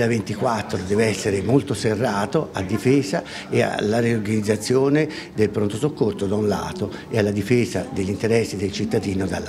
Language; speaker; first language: Italian; native; Italian